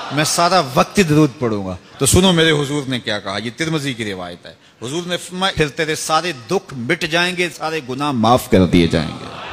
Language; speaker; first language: Urdu; non-native, local second language; Punjabi